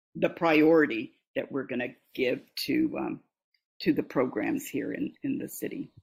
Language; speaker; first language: English; native; English